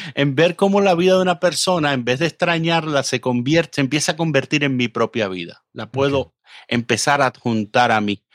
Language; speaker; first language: Spanish; native; Spanish